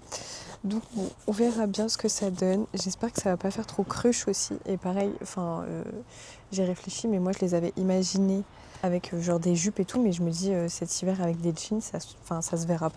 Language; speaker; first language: French; native; French